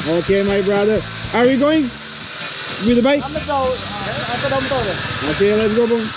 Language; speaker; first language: English; non-native, learner; Serbian